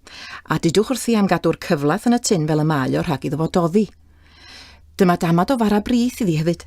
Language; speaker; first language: Welsh; native; Welsh